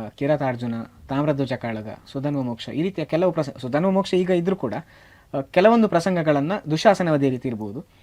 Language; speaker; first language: Kannada; native; Kannada